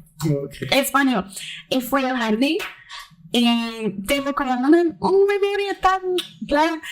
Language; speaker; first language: Spanish; early bilingual, heritage; Spanish